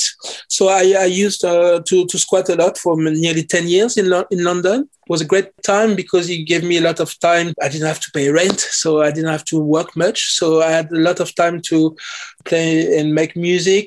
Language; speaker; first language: English; non-native, fluent; French